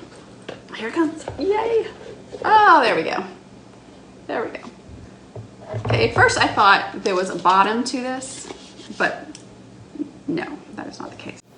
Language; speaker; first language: English; native; English